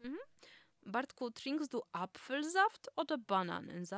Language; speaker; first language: German; non-native, fluent; Polish